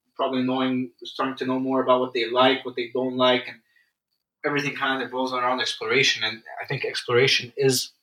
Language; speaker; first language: English; non-native, fluent; Arabic